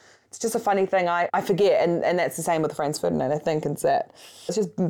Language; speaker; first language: English; native; English